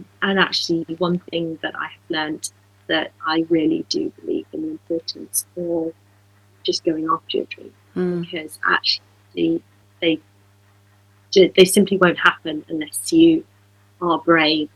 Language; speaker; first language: English; native; English